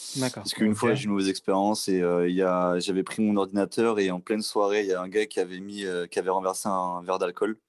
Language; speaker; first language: French; native; French